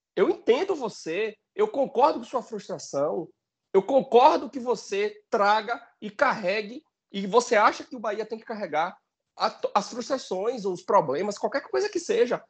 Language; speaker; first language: Portuguese; native; Portuguese